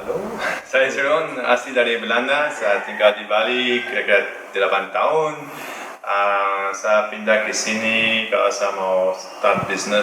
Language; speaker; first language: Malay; non-native, learner; Dutch